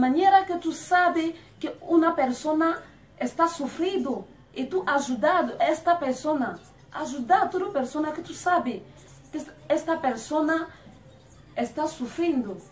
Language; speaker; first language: Spanish; non-native, learner; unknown